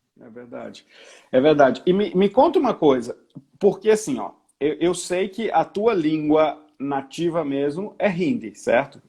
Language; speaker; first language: Portuguese; native; Portuguese